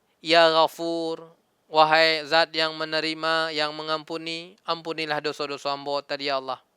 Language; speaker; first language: Malay; non-native, local second language; Minangkabau